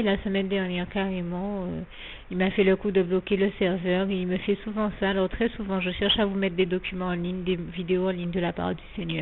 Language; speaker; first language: French; native; French